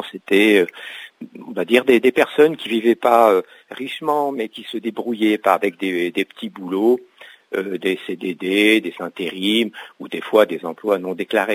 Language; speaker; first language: French; native; French